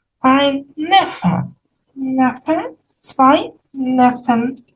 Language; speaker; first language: German; non-native, fluent; Ukrainian